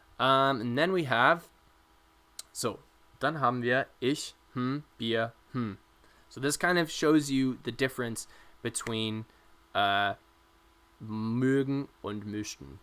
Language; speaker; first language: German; non-native, fluent; English